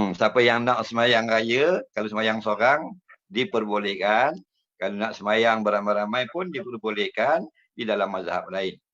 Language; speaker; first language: Malay; native; Malay